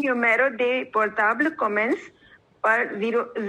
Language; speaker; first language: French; non-native, learner; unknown